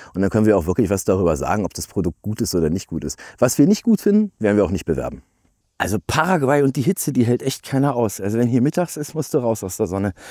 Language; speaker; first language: German; native; German